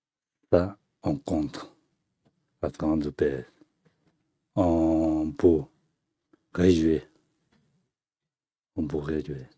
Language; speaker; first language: French; non-native, fluent; Tibetan